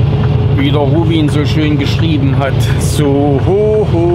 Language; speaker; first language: German; native; German